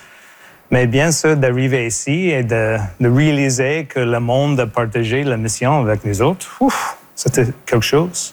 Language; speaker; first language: French; non-native, local second language; English